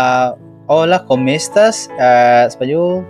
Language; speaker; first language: Spanish; non-native, learner; Indonesian